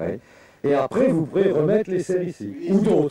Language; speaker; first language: French; native; French